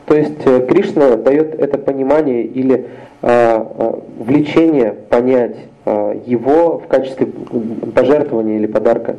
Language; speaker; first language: Russian; native; Russian